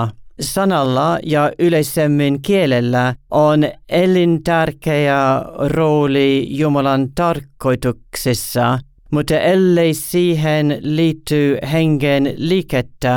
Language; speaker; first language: Finnish; non-native, learner; English